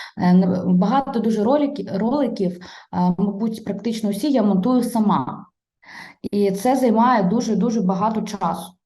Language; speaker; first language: Ukrainian; non-native, local second language; Russian